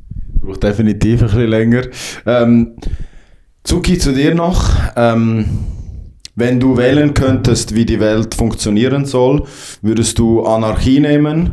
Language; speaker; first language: German; native; German